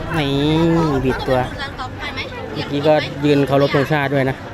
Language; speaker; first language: Thai; native; Thai